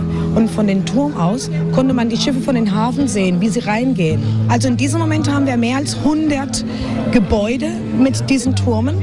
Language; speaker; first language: German; non-native, fluent; Spanish